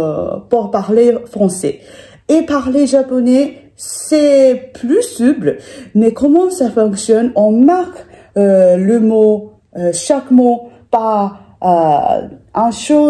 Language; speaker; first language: French; non-native, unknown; Japanese